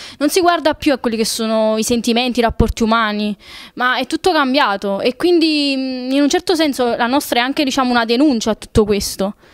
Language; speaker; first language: Italian; native; Italian